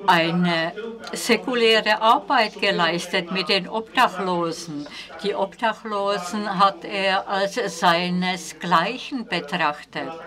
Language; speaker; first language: German; non-native, fluent; Czech